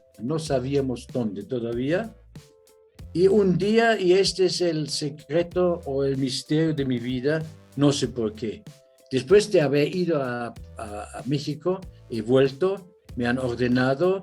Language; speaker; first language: Spanish; non-native, fluent; German